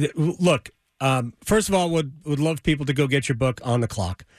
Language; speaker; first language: English; native; English